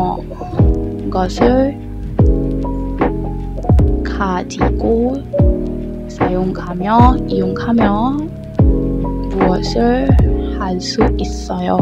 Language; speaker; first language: Korean; non-native, learner; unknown